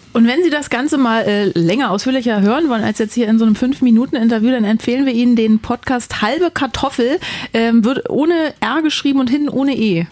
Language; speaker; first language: German; native; German